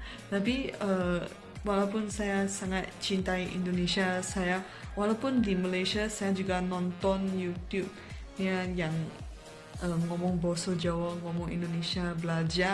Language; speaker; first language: Indonesian; non-native, fluent; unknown